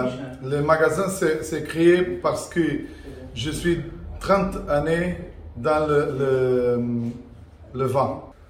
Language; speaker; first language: French; non-native, learner; Portuguese